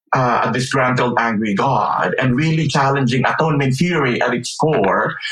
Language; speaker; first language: English; non-native, local second language; Filipino